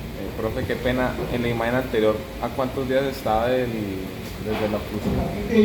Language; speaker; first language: Spanish; native; Spanish